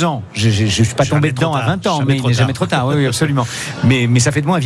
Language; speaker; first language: French; native; French